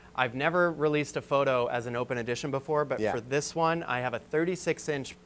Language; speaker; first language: English; native; English